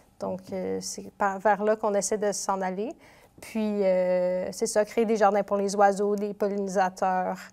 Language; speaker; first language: French; native; French